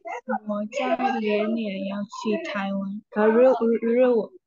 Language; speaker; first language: Chinese; non-native, learner; Burmese